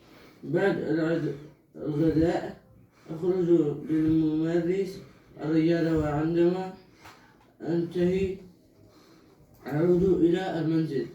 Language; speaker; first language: Arabic; early bilingual, heritage; Arabic